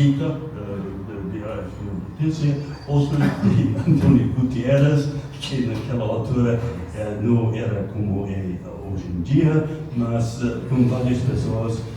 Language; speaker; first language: Portuguese; non-native, fluent; English